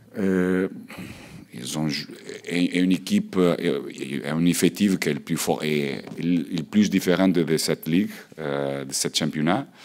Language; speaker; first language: French; non-native, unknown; Portuguese